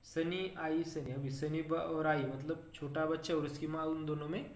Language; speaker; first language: Hindi; non-native, local second language; Marathi